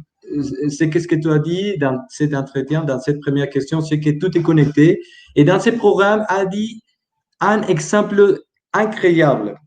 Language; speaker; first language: French; non-native, learner; Spanish